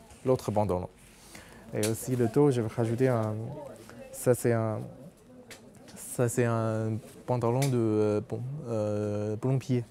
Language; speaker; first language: French; non-native, local second language; Chinese